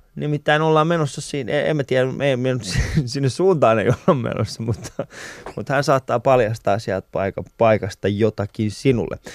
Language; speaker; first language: Finnish; early bilingual, other home language; Persian